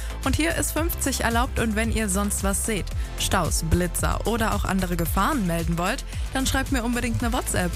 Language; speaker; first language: German; native; German